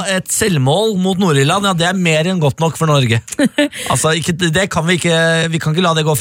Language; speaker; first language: Norwegian; native; Norwegian